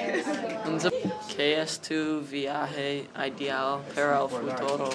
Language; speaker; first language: Spanish; non-native, learner; English